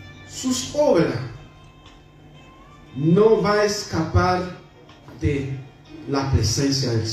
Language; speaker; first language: Spanish; non-native, fluent; Haitian Creole